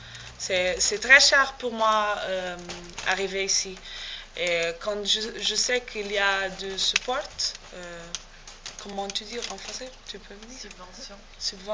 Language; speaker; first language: French; non-native, learner; Portuguese